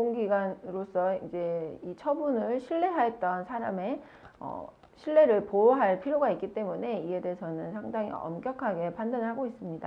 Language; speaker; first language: Korean; native; Korean